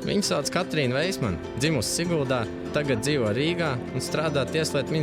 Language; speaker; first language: Latvian; native; Latvian